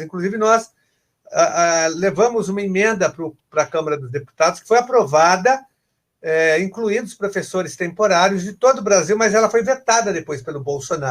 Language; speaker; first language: Portuguese; native; Portuguese